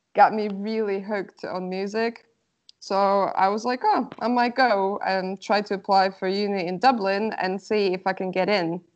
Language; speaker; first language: English; non-native, fluent; Slovak